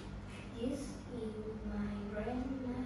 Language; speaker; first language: English; non-native, learner; Vietnamese